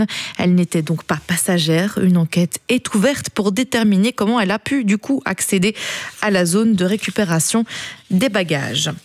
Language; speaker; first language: French; native; French